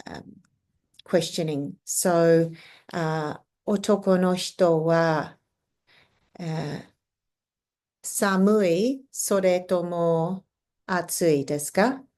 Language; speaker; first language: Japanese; non-native, fluent; English